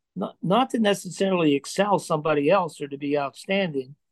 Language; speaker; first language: English; native; English